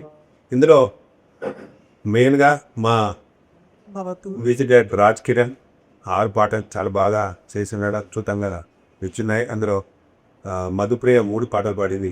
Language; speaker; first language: Telugu; native; Telugu